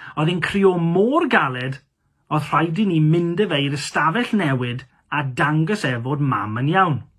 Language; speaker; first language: Welsh; non-native, local second language; English